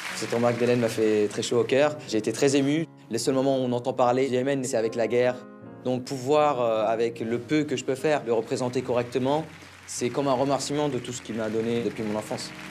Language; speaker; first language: French; non-native, fluent; Arabic